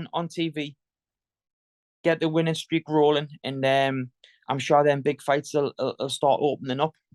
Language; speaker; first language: English; native; English